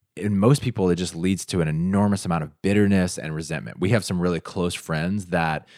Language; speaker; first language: English; native; English